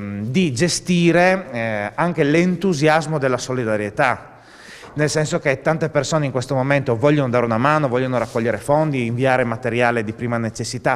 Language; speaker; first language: Italian; native; Italian